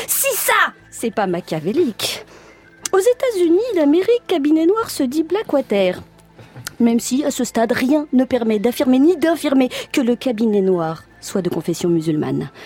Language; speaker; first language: French; native; French